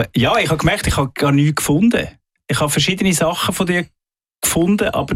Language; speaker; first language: German; native; German